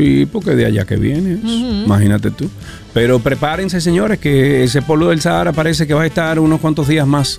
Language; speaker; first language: Spanish; native; Spanish